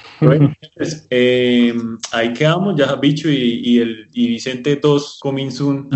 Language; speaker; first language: Spanish; native; Spanish